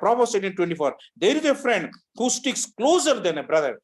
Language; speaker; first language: English; non-native, local second language; Hindi